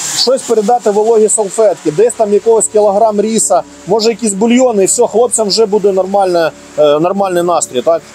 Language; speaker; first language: Ukrainian; non-native, local second language; Russian